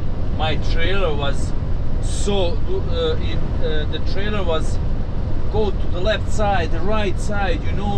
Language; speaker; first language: English; non-native, learner; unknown